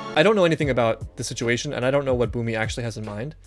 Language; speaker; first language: English; native; English